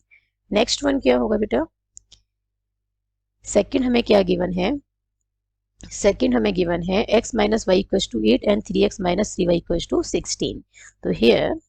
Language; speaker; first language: Hindi; native; Hindi